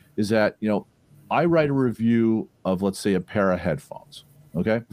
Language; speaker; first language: English; native; English